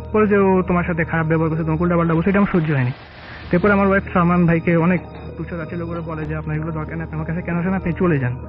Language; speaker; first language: Bangla; native; Bangla